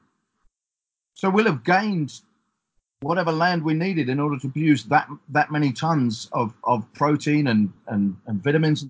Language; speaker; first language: English; native; English